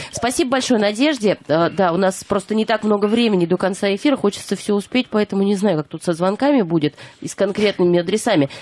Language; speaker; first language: Russian; native; Russian